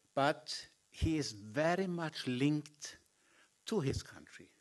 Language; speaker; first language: English; non-native, fluent; German